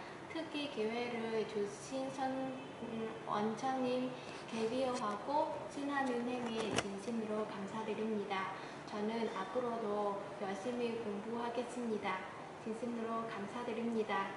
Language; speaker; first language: Korean; non-native, learner; Vietnamese